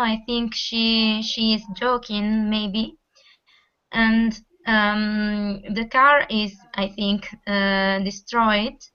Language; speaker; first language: English; non-native, fluent; Italian